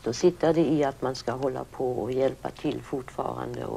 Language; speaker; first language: Swedish; early bilingual, other home language; German